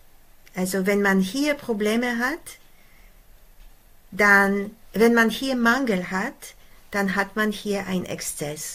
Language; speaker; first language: German; non-native, fluent; Polish